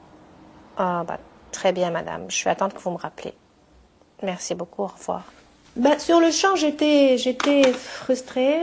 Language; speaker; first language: French; non-native, local second language; Arabic